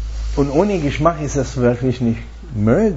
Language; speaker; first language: German; non-native, fluent; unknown